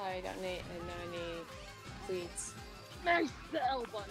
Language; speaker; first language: English; native; English